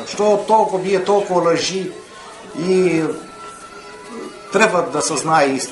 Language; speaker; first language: Bulgarian; early bilingual, heritage; Bulgarian